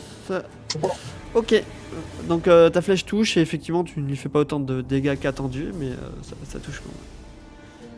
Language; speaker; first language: French; native; French